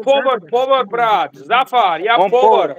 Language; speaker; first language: Russian; non-native, local second language; Tajik